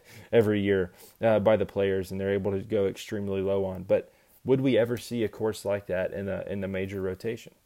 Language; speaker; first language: English; native; English